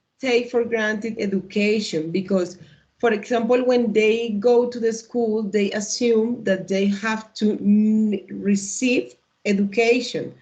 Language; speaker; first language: English; non-native, learner; Spanish